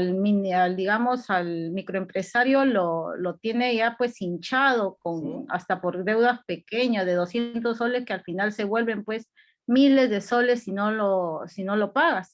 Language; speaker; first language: Spanish; native; Spanish